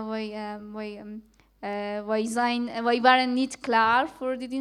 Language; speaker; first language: Dutch; non-native, fluent; Persian